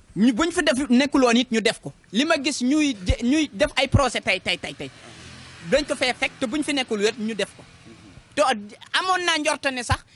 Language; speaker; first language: Wolof; non-native, local second language; Serer